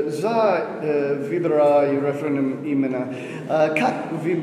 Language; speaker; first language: Russian; non-native, learner; English